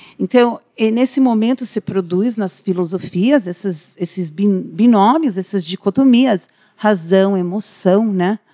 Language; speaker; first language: Portuguese; non-native, fluent; English